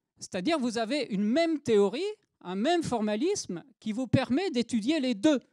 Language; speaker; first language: French; native; French